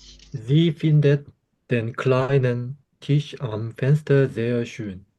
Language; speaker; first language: German; non-native, learner; Korean